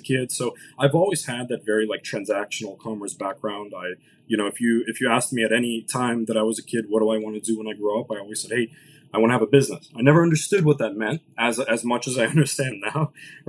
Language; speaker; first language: English; early bilingual, other home language; Russian